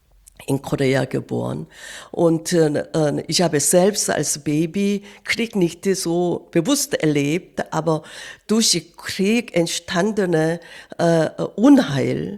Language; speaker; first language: German; non-native, fluent; Korean